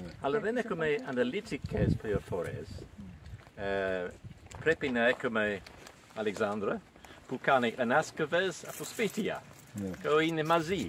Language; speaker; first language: Greek; non-native, learner; English